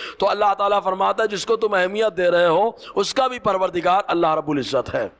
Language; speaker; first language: Urdu; native; Urdu